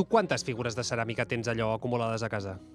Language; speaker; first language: Catalan; native; Catalan